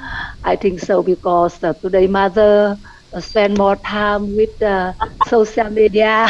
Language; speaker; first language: English; non-native, learner; Vietnamese